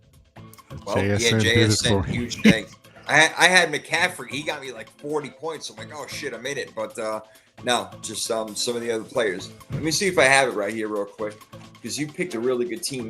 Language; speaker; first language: English; native; English